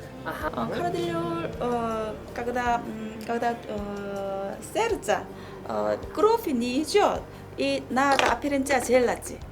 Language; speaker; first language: Russian; non-native, learner; Kazakh